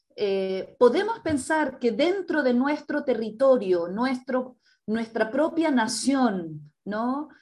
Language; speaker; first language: Spanish; native; Spanish